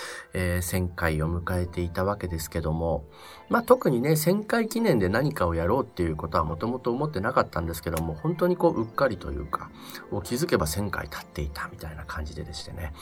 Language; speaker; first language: Japanese; native; Japanese